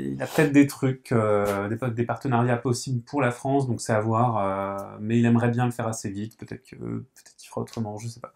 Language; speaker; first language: French; native; French